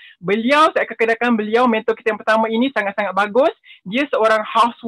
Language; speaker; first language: Malay; native; Malay